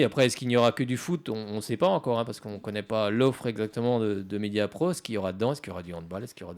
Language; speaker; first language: French; native; French